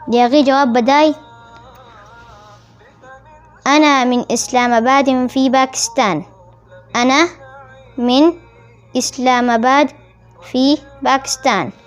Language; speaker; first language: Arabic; non-native, fluent; Pashto